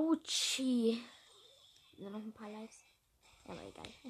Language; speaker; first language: German; native; German